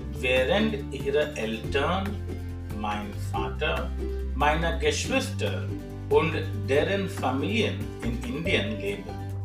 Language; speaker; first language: German; non-native, fluent; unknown